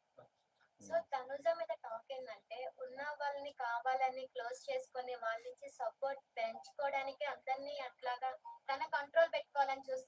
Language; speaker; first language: Telugu; native; Telugu